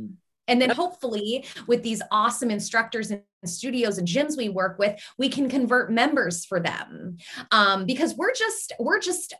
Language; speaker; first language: English; native; English